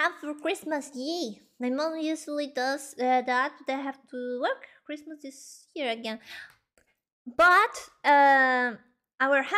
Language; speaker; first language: English; non-native, learner; Spanish